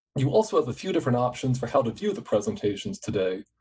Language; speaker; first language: English; native; English